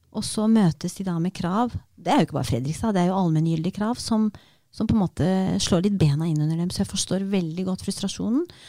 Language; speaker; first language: Norwegian; early bilingual, other home language; Romanian